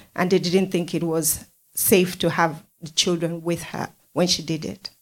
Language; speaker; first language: English; non-native, local second language; Yoruba